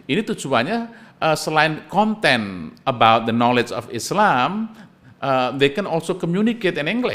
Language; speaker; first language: English; non-native, local second language; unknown